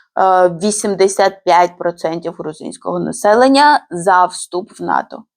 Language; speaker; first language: Ukrainian; non-native, fluent; Georgian